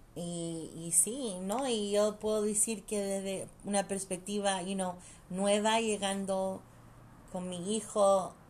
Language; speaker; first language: Spanish; early bilingual, heritage; Spanish